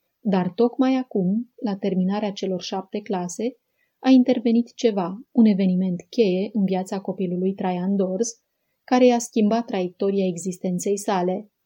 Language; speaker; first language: Romanian; native; Romanian